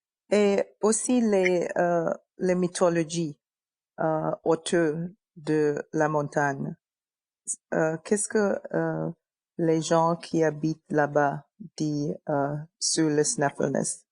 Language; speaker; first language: French; non-native, learner; English